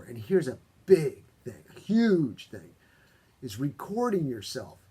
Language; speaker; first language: English; native; English